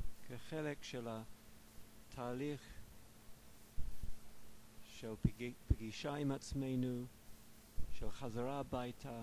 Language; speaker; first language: Hebrew; non-native, fluent; English